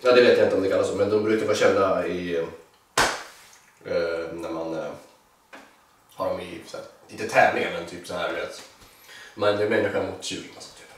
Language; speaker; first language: Swedish; native; Swedish